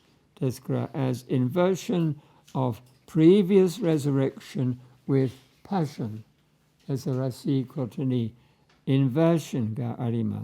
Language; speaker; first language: Japanese; non-native, fluent; English